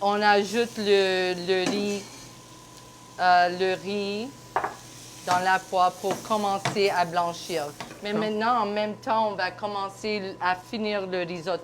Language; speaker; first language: French; non-native, local second language; English